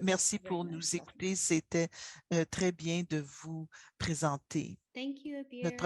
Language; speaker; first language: French; non-native, fluent; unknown